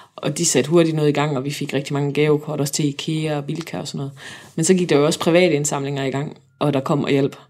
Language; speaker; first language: Danish; native; Danish